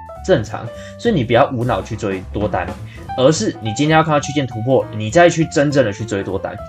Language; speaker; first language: Chinese; native; Chinese